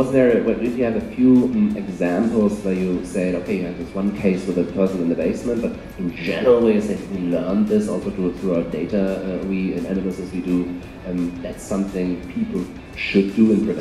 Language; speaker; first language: English; non-native, fluent; German